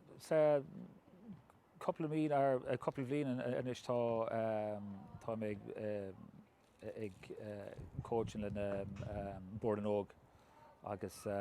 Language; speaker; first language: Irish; non-native, local second language; English